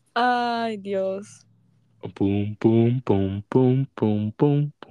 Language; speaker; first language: Spanish; early bilingual, heritage; Spanish